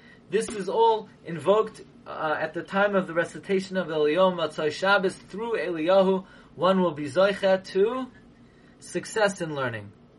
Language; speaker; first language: English; native; English